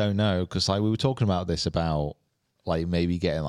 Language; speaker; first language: English; native; English